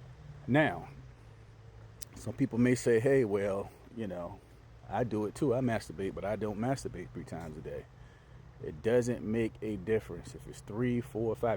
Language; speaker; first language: English; native; English